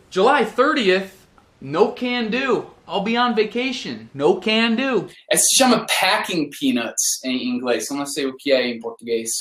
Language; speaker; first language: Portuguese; non-native, fluent; English